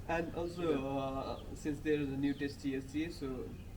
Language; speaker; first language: English; non-native, fluent; Nepali